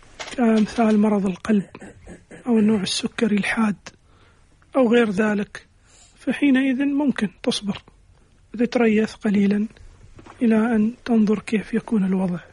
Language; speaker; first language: Arabic; native; Arabic